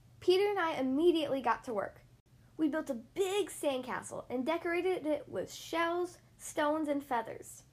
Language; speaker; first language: English; native; English